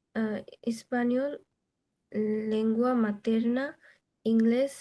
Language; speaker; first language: Spanish; non-native, learner; Bangla